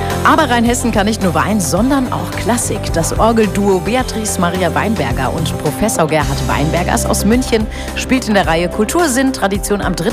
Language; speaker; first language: German; native; German